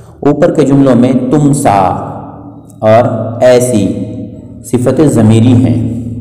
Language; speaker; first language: Urdu; native; Urdu